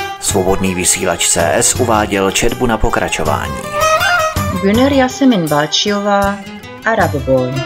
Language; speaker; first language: Czech; native; Czech